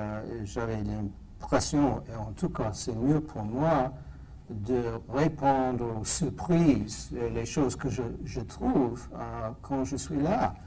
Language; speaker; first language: French; non-native, fluent; English